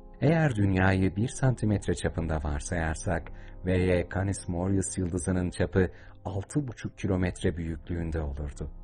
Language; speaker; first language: Turkish; native; Turkish